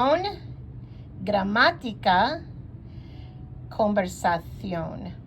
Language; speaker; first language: Spanish; non-native, fluent; English